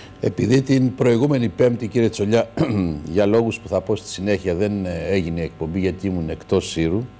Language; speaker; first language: Greek; native; Greek